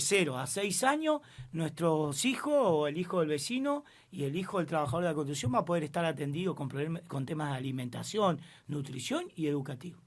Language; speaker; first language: Spanish; native; Spanish